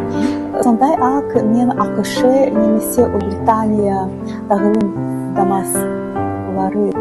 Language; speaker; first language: Kazakh; non-native, learner; Russian